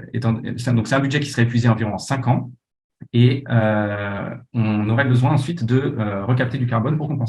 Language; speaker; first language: French; native; French